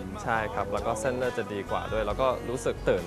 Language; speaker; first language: Thai; non-native, fluent; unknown